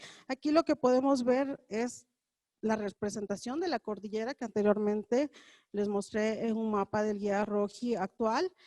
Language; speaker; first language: Spanish; native; Spanish